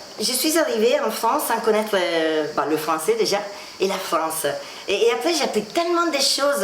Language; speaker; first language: French; non-native, fluent; Italian